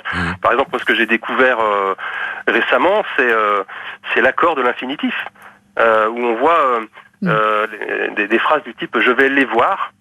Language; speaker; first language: French; native; French